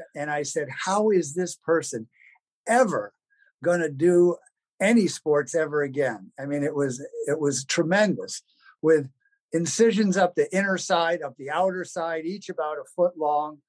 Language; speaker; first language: English; native; English